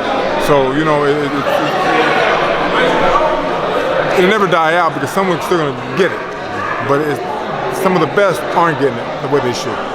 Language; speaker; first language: English; native; English